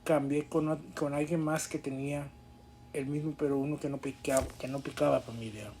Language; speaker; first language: Spanish; early bilingual, other home language; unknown